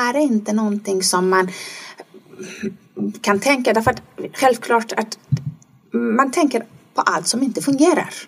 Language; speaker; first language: Swedish; non-native, fluent; Persian